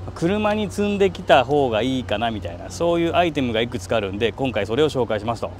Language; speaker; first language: Japanese; native; Japanese